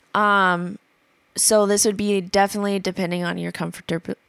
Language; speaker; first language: English; native; English